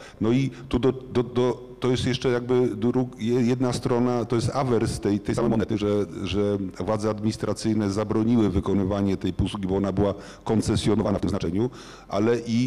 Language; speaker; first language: Polish; native; Polish